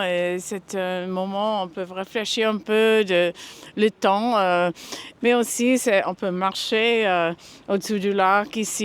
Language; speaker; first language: French; non-native, fluent; English